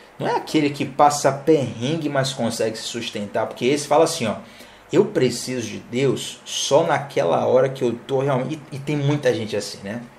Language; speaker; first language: Portuguese; native; Portuguese